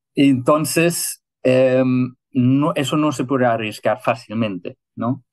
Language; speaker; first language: Spanish; non-native, fluent; German